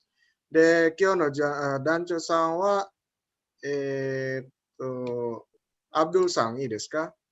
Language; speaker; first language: Japanese; non-native, fluent; Indonesian